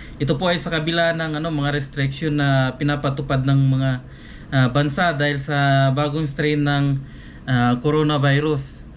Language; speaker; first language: Filipino; non-native, local second language; Cebuano